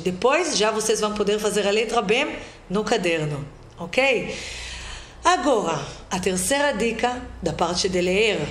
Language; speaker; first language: Portuguese; non-native, fluent; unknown